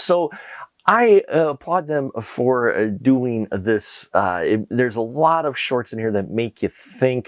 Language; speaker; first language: English; native; English